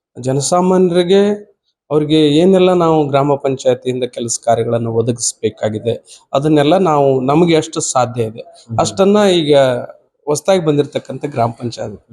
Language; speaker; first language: Kannada; native; Kannada